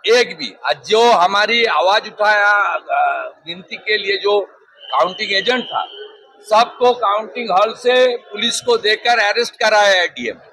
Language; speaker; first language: Hindi; non-native, local second language; Bangla